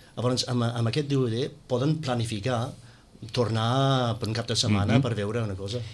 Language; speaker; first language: Catalan; non-native, fluent; English